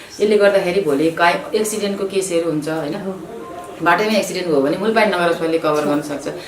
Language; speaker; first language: Nepali; native; Nepali